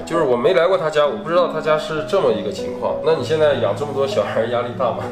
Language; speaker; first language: Chinese; native; Chinese